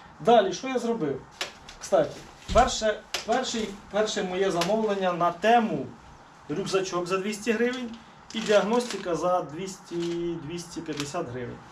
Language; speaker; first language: Ukrainian; non-native, local second language; Russian